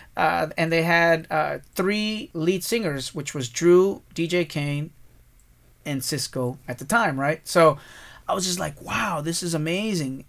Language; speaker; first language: English; early bilingual, other home language; Spanish